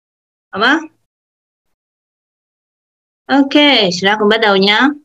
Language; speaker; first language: Chinese; non-native, fluent; Vietnamese